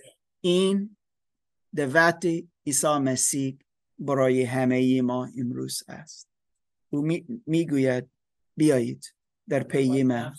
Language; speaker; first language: Persian; non-native, fluent; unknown